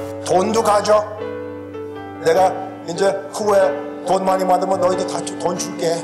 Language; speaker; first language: Korean; early bilingual, heritage; Korean